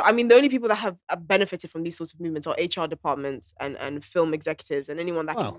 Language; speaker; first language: English; non-native, local second language; Akan